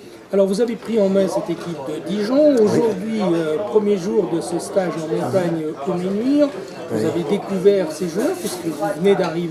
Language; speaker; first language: French; native; French